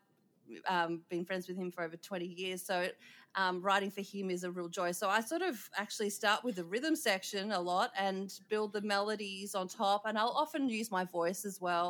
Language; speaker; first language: English; native; English